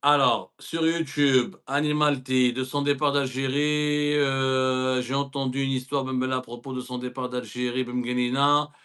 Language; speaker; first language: French; non-native, local second language; Arabic